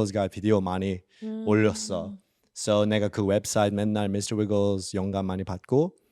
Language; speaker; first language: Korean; early bilingual, heritage; English